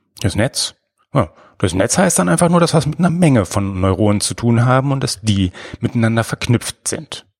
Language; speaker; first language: German; native; German